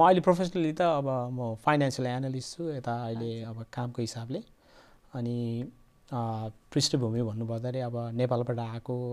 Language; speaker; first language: Nepali; non-native, local second language; Eastern Tamang